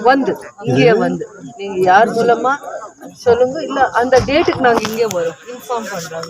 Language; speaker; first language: Tamil; non-native, local second language; Kannada